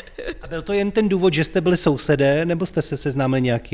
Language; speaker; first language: Czech; native; Czech